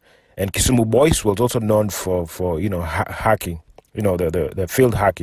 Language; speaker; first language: English; non-native, local second language; Luo (Kenya and Tanzania)